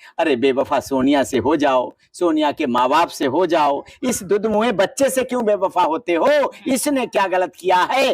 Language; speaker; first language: Hindi; native; Hindi